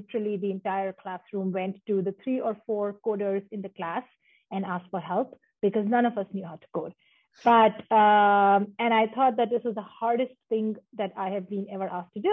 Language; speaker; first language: English; non-native, local second language; Hindi